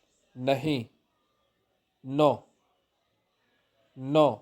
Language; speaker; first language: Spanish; non-native, fluent; Urdu